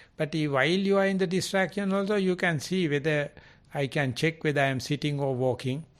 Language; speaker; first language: English; non-native, local second language; Sinhala